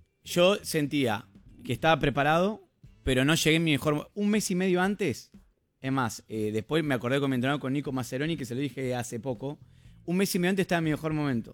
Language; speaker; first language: Spanish; native; Spanish